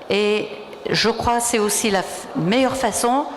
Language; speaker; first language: French; non-native, local second language; Arabic